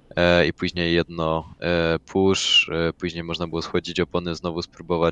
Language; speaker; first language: Polish; native; Polish